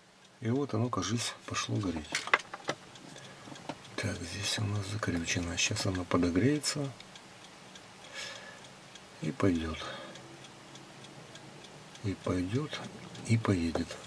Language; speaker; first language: Russian; native; Russian